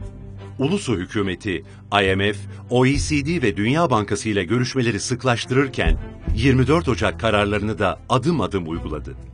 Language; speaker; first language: Turkish; native; Turkish